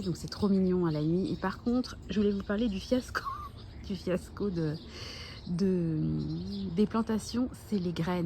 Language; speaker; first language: French; native; French